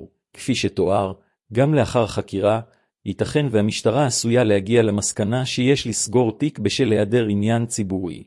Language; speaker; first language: Hebrew; native; Hebrew